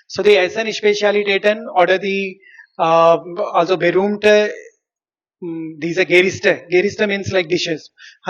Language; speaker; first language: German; non-native, fluent; Hindi